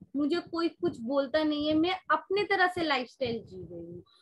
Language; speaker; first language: Hindi; non-native, local second language; Bangla